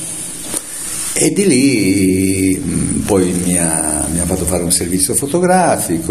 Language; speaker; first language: Italian; native; Italian